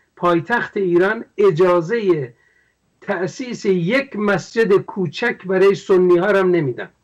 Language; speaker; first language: Persian; non-native, local second language; Kurdish